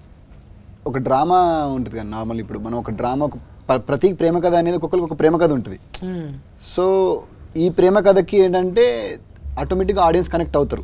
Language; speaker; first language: Telugu; native; Telugu